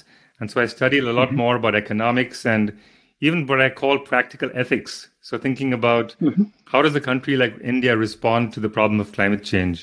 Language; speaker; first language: English; non-native, local second language; Hindi